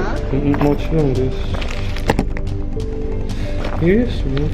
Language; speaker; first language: Japanese; non-native, learner; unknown